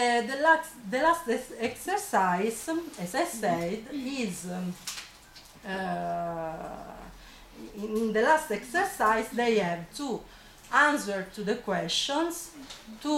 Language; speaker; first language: English; non-native, fluent; Italian